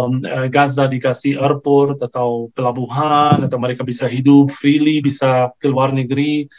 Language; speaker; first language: Indonesian; non-native, fluent; Arabic